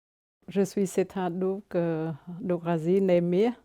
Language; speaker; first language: French; non-native, local second language; Khmer